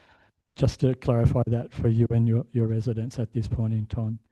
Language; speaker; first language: English; native; English